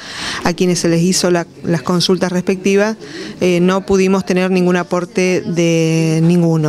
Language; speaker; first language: Spanish; native; Spanish